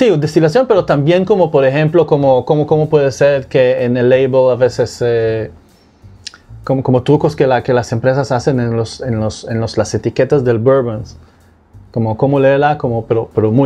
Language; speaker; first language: Spanish; non-native, fluent; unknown